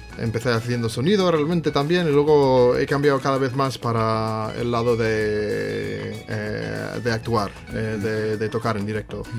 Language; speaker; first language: Spanish; non-native, fluent; English